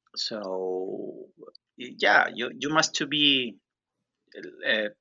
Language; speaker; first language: English; non-native, learner; Spanish